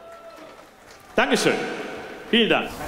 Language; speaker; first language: German; native; German